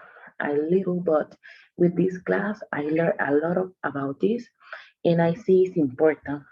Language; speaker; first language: English; non-native, learner; Spanish